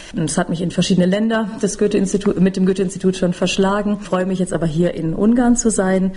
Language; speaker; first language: German; native; German